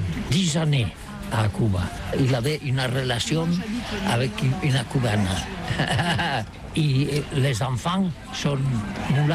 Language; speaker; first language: French; non-native, learner; Catalan